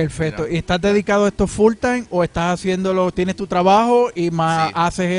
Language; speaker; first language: Spanish; native; Spanish